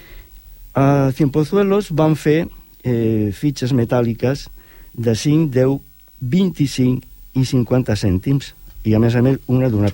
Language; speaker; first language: Catalan; native; Catalan